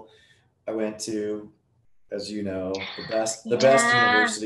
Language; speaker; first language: English; native; English